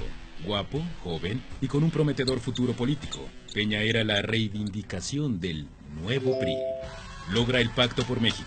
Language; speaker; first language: Spanish; native; Spanish